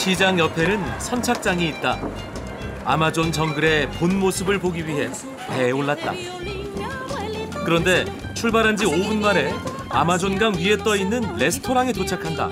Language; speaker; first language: Korean; native; Korean